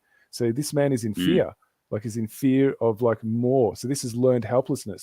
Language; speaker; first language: English; native; English